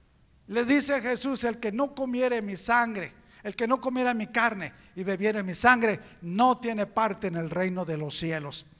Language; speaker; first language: Spanish; native; Spanish